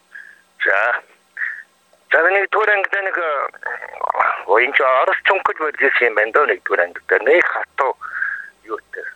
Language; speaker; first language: Mongolian; native; Mongolian